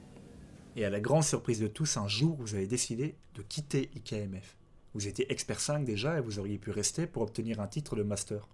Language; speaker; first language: French; native; French